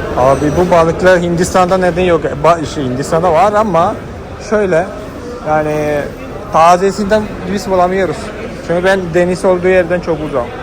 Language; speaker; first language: Turkish; non-native, fluent; Malayalam